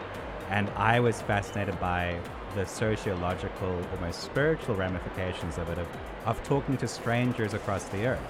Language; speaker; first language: English; native; English